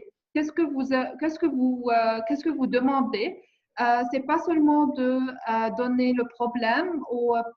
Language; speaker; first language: French; non-native, learner; English